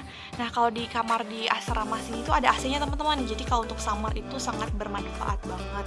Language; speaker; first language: Indonesian; native; Indonesian